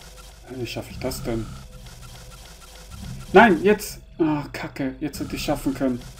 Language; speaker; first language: German; native; German